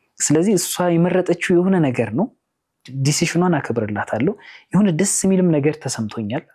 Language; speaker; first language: Amharic; native; Amharic